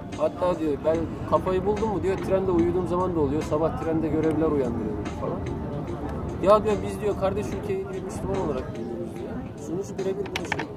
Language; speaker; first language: Turkish; native; Turkish